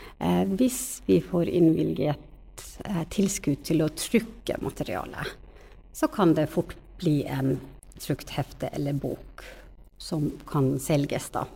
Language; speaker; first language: Norwegian; non-native, fluent; Finnish